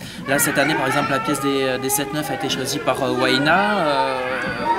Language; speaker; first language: French; native; French